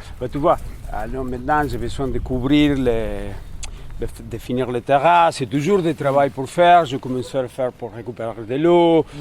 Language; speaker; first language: French; non-native, fluent; Spanish